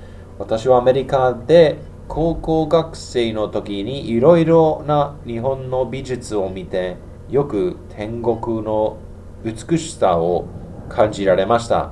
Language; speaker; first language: Japanese; non-native, learner; English